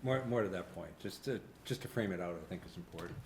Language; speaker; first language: English; native; English